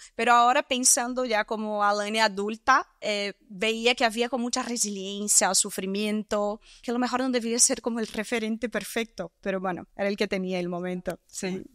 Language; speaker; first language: Spanish; non-native, fluent; Portuguese